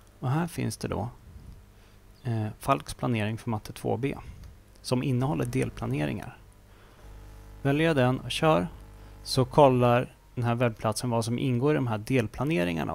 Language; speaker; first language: Swedish; native; Swedish